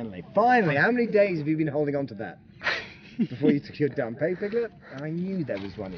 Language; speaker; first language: English; native; English